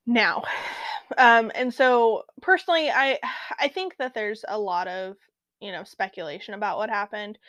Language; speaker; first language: English; native; English